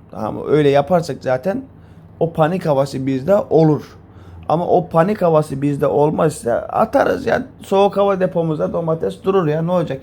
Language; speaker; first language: Turkish; native; Turkish